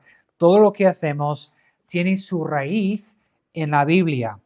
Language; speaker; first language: Spanish; non-native, fluent; English